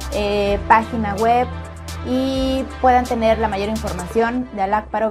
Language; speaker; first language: Spanish; native; Spanish